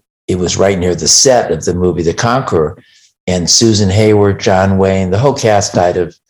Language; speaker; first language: English; native; English